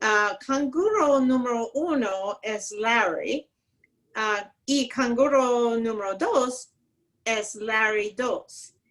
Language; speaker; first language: Spanish; non-native, learner; English